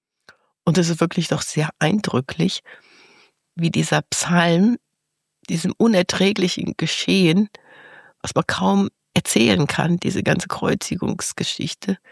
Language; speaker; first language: German; native; German